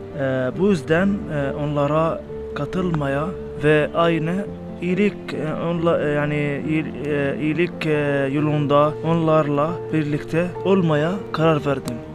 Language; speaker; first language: Turkish; non-native, learner; Arabic